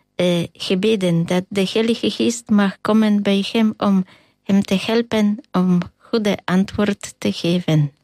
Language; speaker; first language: Dutch; non-native, learner; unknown